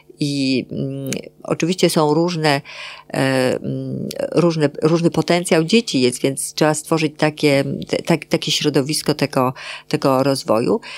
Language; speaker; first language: Polish; native; Polish